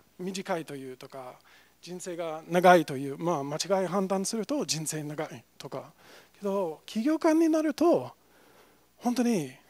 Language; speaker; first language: Japanese; non-native, fluent; English